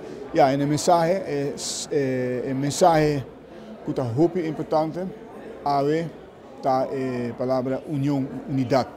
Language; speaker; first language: Spanish; non-native, local second language; Papiamento